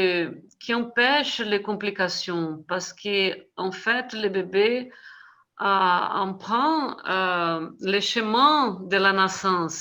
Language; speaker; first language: French; non-native, fluent; Portuguese